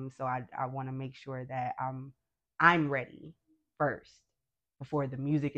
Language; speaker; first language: English; native; English